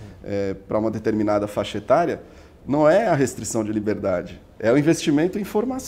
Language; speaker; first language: Portuguese; native; Portuguese